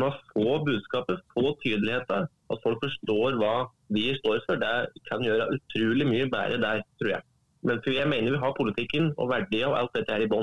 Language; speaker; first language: Norwegian; native; Norwegian